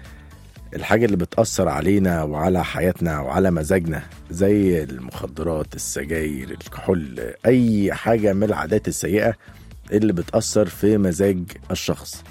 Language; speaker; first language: Arabic; native; Arabic